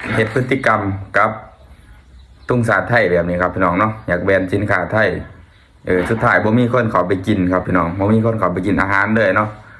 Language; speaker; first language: Thai; native; Thai